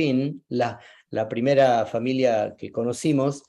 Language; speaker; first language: Spanish; native; Spanish